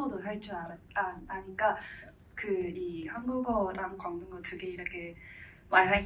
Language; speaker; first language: Korean; non-native, fluent; Cantonese